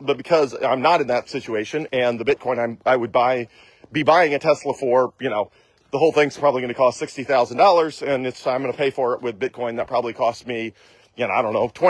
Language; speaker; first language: English; native; English